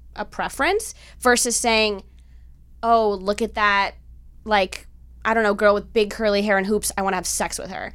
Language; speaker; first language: English; native; English